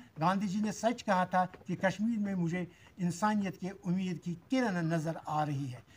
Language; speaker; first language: Urdu; non-native, local second language; Kashmiri